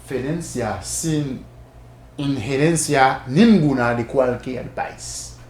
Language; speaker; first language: Spanish; non-native, fluent; Haitian Creole